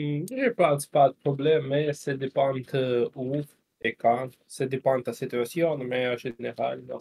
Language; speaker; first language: French; non-native, learner; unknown